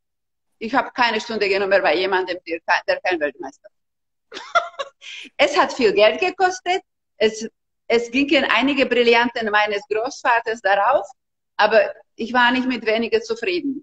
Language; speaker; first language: German; non-native, fluent; Slovak